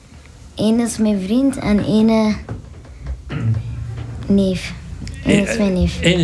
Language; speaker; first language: Dutch; early bilingual, other home language; Turkish